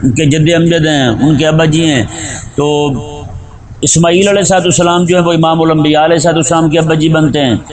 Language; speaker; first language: Urdu; non-native, local second language; Punjabi